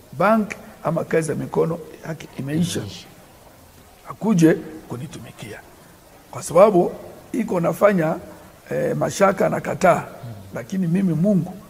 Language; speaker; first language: Swahili; native; Swahili